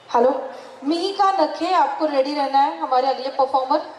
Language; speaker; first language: Hindi; non-native, local second language; Marathi